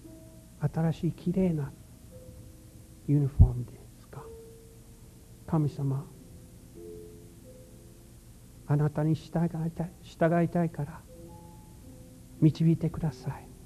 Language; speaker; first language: Japanese; non-native, fluent; English